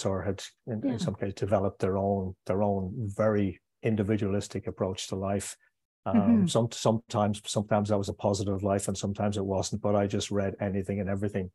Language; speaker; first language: English; native; English